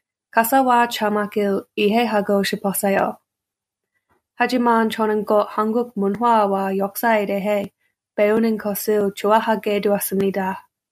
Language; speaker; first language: Korean; non-native, learner; English